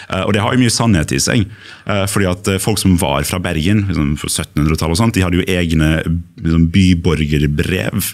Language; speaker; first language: Norwegian; early bilingual, other home language; English